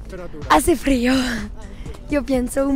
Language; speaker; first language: Spanish; non-native, learner; French